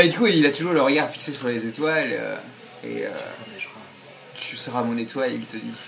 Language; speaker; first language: French; native; French